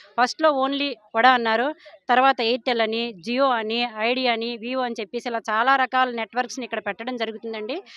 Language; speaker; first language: Telugu; native; Telugu